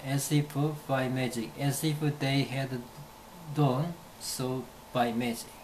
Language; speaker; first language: English; non-native, fluent; Korean